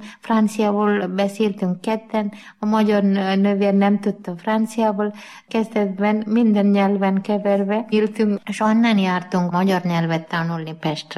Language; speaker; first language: Hungarian; non-native, learner; Malayalam